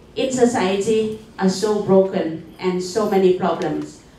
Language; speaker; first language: English; non-native, fluent; Thai